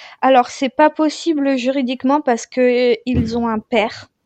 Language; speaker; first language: French; native; French